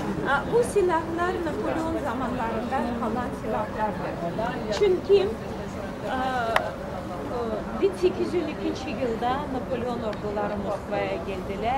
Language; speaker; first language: Turkish; non-native, fluent; Russian